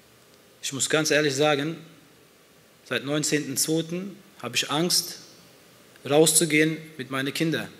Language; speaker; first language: German; early bilingual, other home language; Turkish